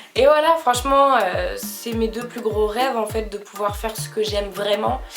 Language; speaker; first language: French; native; French